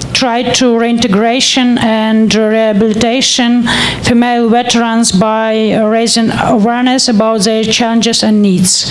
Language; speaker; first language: English; non-native, learner; Ukrainian